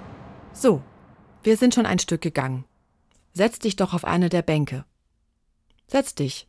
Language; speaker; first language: German; native; German